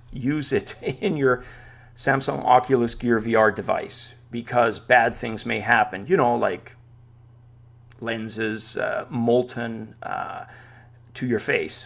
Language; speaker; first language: English; native; English